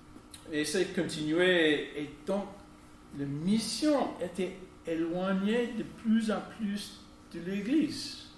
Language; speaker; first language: French; non-native, fluent; English